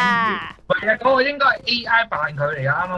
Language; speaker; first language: Chinese; native; Chinese